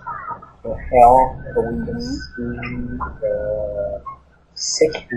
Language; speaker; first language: English; non-native, learner; Vietnamese